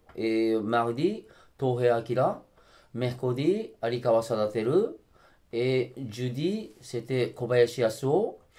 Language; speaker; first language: French; non-native, fluent; Japanese